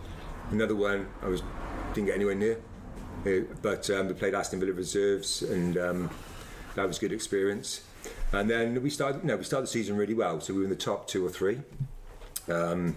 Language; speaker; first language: English; native; English